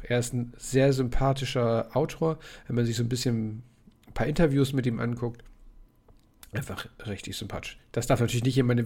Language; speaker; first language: German; native; German